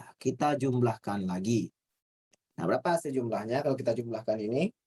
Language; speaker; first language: Indonesian; native; Indonesian